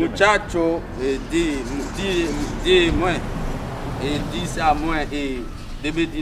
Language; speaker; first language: Spanish; non-native, learner; Haitian Creole